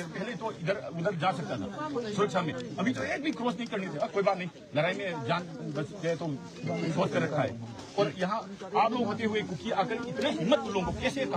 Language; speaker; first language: Hindi; non-native, local second language; Manipuri